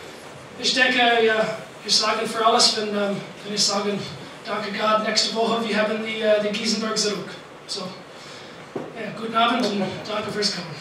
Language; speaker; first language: German; non-native, learner; English